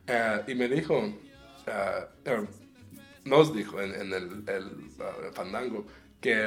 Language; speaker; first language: Spanish; early bilingual, heritage; Spanish